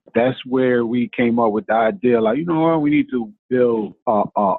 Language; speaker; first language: English; non-native, fluent; Spanish